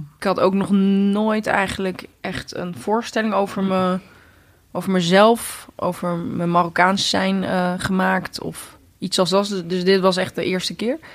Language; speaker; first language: Dutch; native; Dutch